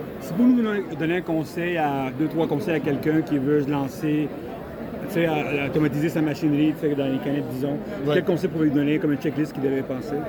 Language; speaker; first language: French; native; French